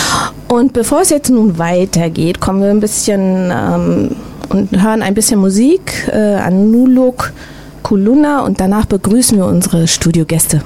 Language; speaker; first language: German; native; German